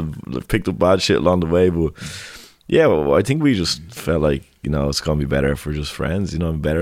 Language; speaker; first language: English; native; English